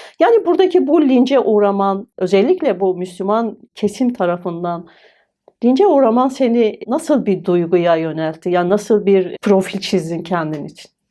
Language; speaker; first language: Turkish; native; Turkish